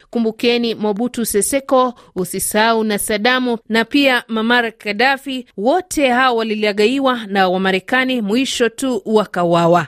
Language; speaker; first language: Swahili; non-native, local second language; Kalenjin